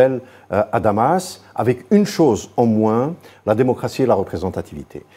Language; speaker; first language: French; non-native, local second language; Arabic